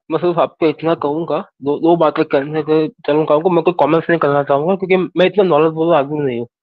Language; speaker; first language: Hindi; native; Hindi